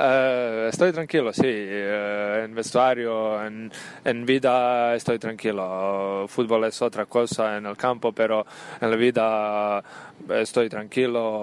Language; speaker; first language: Spanish; non-native, learner; Serbian